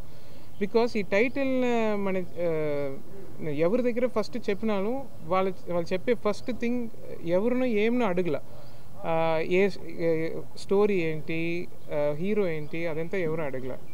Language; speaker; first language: Telugu; non-native, learner; Tamil